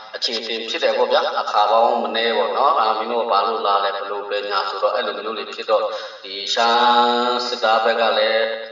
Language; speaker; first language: Burmese; non-native, local second language; Shan